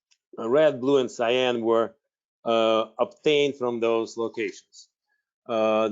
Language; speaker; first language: English; non-native, fluent; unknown